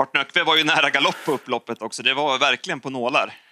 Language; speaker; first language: Swedish; native; Swedish